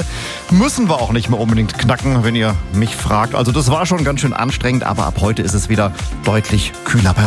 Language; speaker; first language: German; native; German